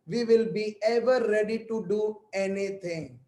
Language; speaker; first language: English; non-native, local second language; Hindi